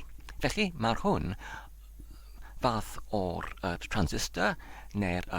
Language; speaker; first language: Welsh; non-native, learner; Polish